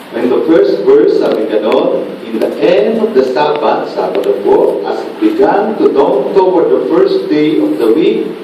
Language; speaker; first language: English; non-native, local second language; Filipino